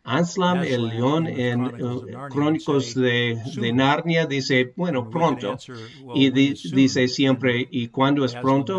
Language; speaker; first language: Spanish; non-native, fluent; English